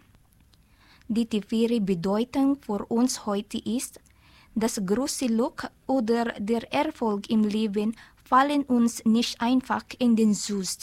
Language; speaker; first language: German; non-native, learner; Filipino